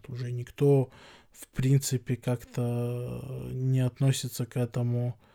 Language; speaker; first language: Russian; non-native, local second language; Chechen